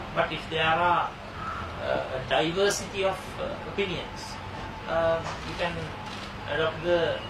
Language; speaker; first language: English; non-native, local second language; Sinhala